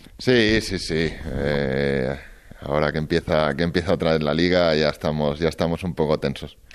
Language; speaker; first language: Spanish; native; Spanish